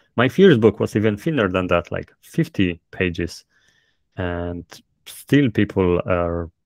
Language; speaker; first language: English; non-native, fluent; Polish